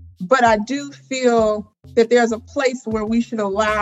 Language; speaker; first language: English; native; English